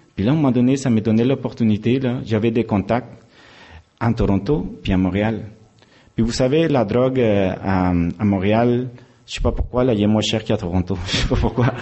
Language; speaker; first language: French; non-native, fluent; Spanish